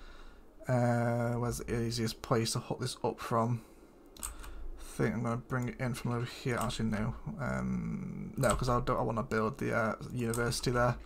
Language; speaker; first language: English; native; English